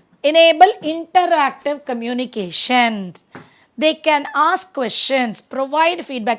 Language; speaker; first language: English; non-native, local second language; Tamil